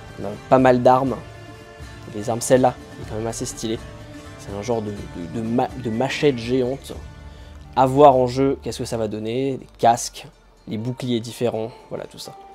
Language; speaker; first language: French; native; French